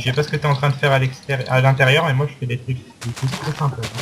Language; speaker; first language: French; native; French